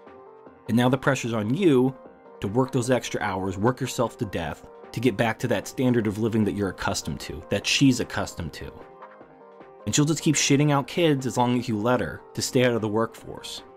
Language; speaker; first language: English; native; English